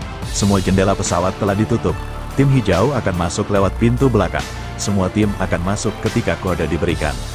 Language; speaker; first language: Indonesian; native; Indonesian